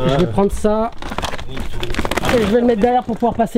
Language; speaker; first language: French; native; French